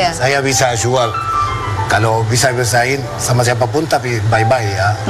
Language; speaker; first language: Indonesian; non-native, fluent; Spanish